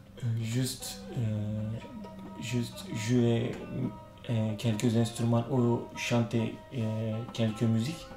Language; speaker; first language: French; non-native, learner; Turkish